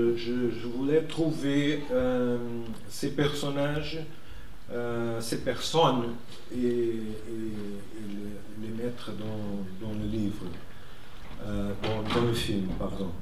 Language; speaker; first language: French; non-native, fluent; Portuguese